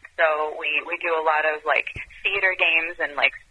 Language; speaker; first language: English; non-native, fluent; Hebrew